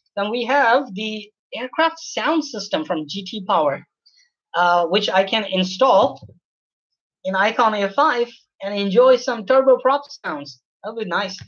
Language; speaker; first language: English; non-native, local second language; Urdu